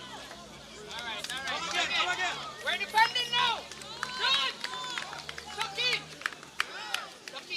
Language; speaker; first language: English; native; English